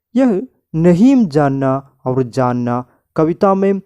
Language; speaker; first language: Hindi; non-native, local second language; Malayalam